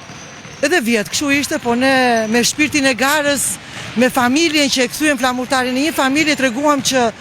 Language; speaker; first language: Albanian; native; Albanian